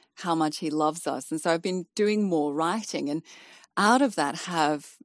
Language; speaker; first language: English; native; English